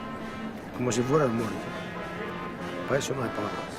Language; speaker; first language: Spanish; non-native, local second language; Galician